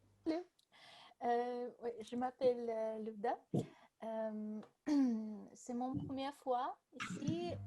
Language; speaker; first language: French; non-native, learner; Russian